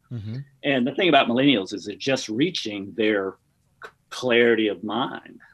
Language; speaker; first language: English; native; English